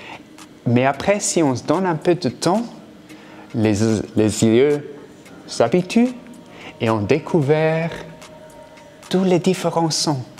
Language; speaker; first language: French; non-native, fluent; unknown